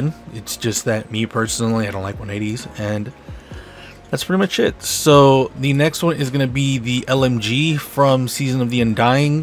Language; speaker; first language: English; native; English